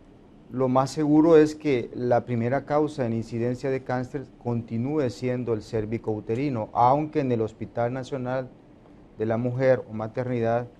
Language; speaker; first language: Spanish; native; Spanish